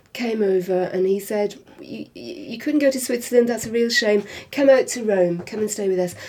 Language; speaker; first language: English; native; English